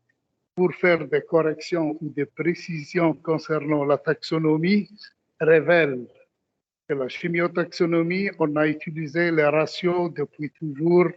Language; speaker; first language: French; non-native, local second language; Arabic